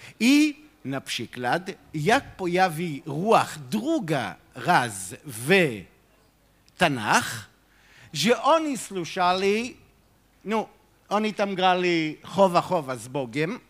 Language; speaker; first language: Polish; non-native, fluent; Hebrew